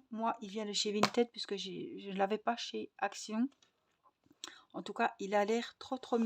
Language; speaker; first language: French; native; French